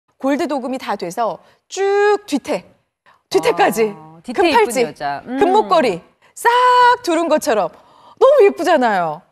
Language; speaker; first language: Korean; native; Korean